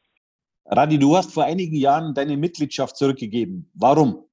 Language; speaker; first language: German; native; German